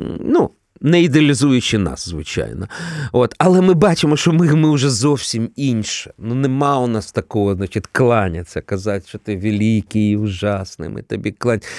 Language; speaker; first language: Ukrainian; non-native, local second language; Russian